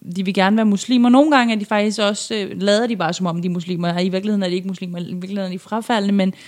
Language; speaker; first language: Danish; non-native, fluent; Persian